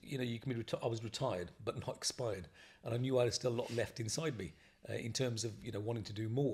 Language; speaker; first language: English; native; English